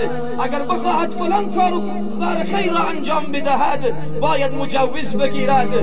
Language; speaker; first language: Persian; native; Persian